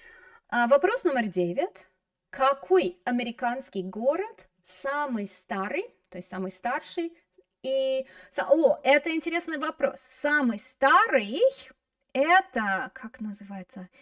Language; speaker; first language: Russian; non-native, fluent; English